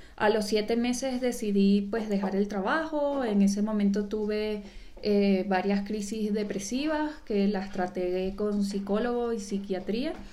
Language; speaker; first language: Spanish; native; Spanish